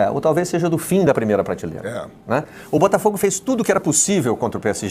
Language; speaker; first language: Portuguese; native; Portuguese